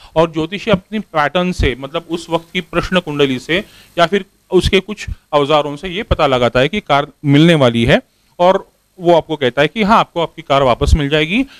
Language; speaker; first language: Hindi; non-native, local second language; Marathi